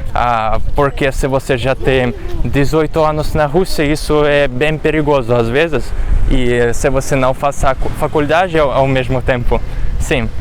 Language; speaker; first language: Portuguese; non-native, fluent; Russian